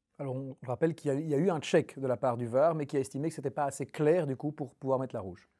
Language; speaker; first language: French; native; French